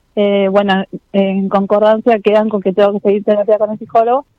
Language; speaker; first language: Spanish; native; Spanish